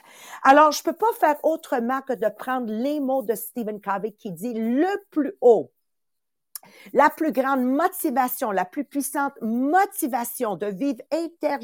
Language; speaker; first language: French; native; French